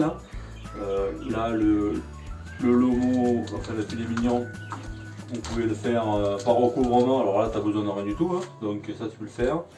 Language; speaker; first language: French; native; French